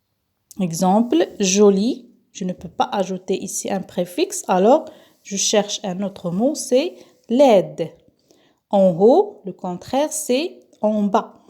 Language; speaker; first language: French; non-native, local second language; Arabic